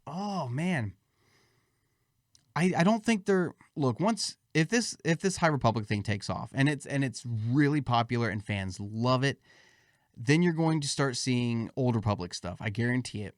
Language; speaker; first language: English; native; English